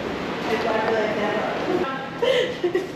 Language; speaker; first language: Spanish; native; Spanish